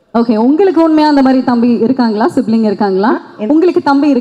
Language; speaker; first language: Tamil; native; Tamil